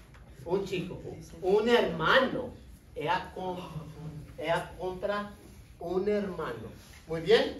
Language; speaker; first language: Spanish; non-native, fluent; English